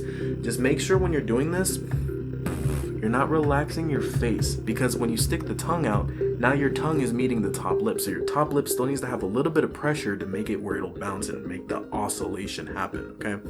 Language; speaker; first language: English; native; English